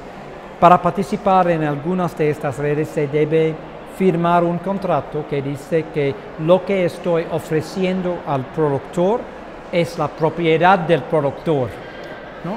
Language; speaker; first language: Spanish; non-native, fluent; English